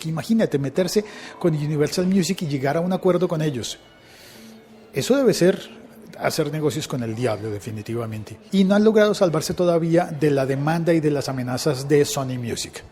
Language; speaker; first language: Spanish; native; Spanish